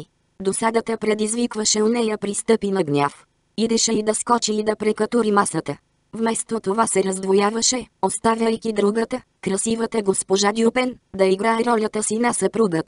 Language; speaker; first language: Bulgarian; native; Bulgarian